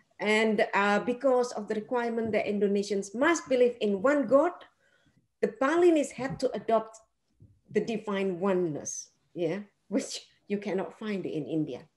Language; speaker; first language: English; non-native, fluent; Indonesian